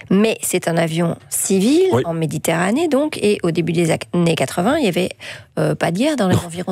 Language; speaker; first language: French; native; French